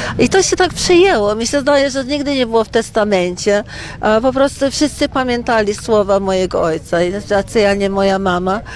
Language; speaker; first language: Polish; early bilingual, heritage; Polish